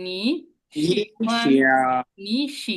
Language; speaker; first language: Chinese; non-native, fluent; Bangla